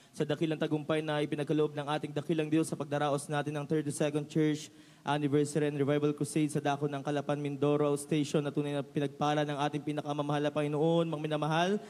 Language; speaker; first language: Filipino; native; Filipino